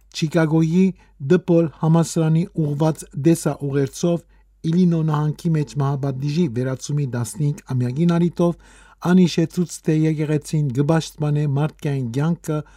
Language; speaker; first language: Armenian; early bilingual, heritage; Armenian